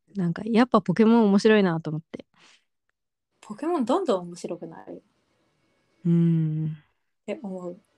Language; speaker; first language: Japanese; native; Japanese